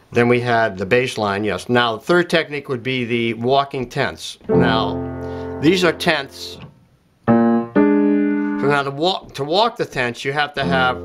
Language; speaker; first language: English; native; English